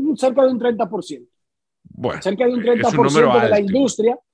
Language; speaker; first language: Spanish; native; Spanish